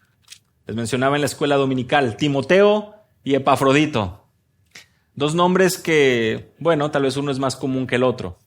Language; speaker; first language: Spanish; native; Spanish